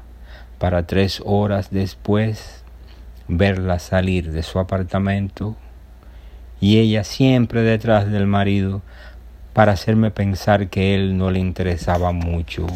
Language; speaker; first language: Spanish; native; Spanish